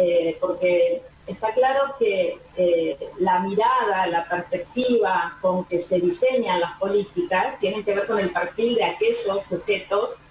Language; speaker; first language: Spanish; native; Spanish